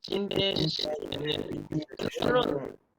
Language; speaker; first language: Chinese; non-native, learner; Malay